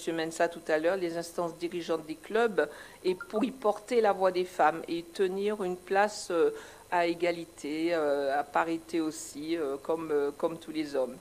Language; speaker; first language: French; native; French